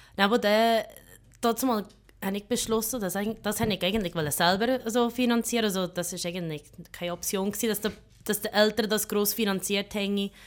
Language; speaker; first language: German; non-native, fluent; English